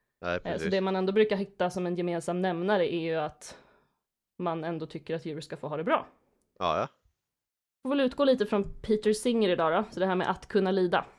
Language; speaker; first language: Swedish; native; Swedish